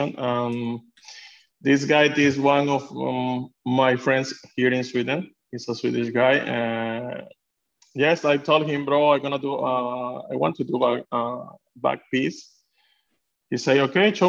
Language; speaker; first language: English; non-native, fluent; Spanish